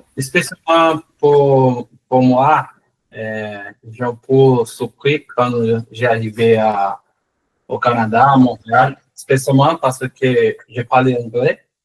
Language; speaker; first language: French; non-native, learner; Portuguese